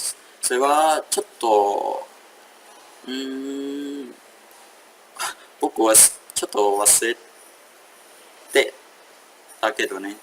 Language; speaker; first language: Japanese; non-native, learner; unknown